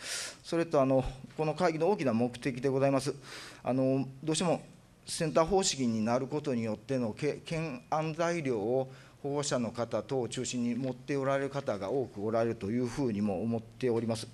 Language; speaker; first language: Japanese; native; Japanese